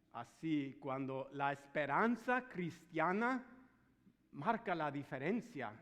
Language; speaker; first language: Spanish; non-native, fluent; English